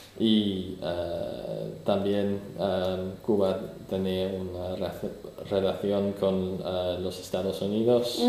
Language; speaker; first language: Spanish; non-native, learner; English